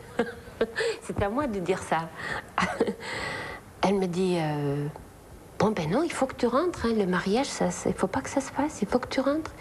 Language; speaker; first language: French; non-native, local second language; Arabic